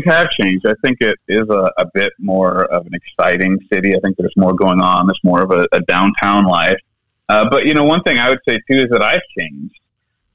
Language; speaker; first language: English; native; English